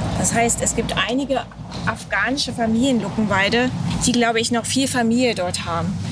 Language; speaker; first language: German; native; German